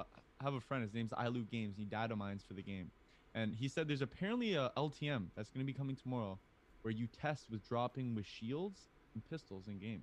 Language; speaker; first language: English; native; English